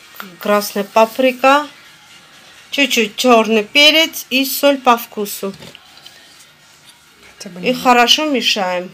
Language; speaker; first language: Russian; non-native, fluent; Armenian